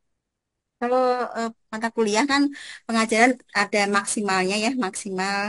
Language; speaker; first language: Indonesian; native; Indonesian